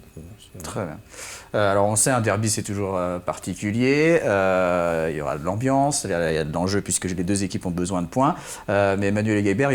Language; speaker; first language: French; native; French